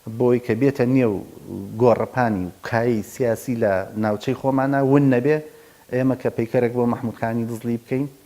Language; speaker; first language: Central Kurdish; non-native, local second language; Gurani